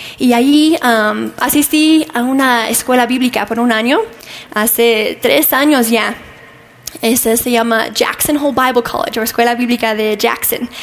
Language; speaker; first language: Spanish; non-native, fluent; English